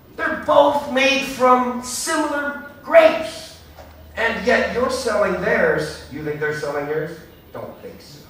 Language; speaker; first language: English; native; English